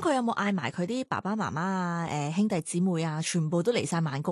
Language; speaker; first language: Cantonese; native; Cantonese